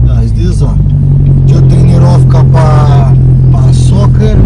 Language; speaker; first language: Russian; non-native, fluent; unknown